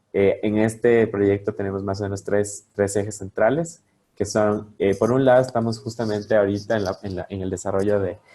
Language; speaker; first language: Spanish; native; Spanish